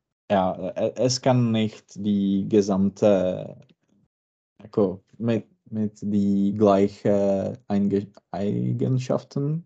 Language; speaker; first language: German; non-native, learner; Czech